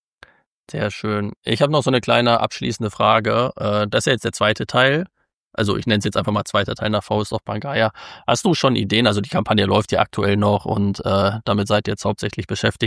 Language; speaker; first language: German; native; German